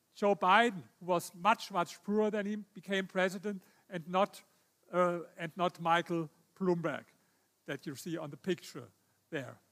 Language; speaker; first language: English; non-native, fluent; German